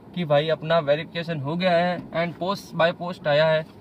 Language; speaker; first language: Hindi; native; Hindi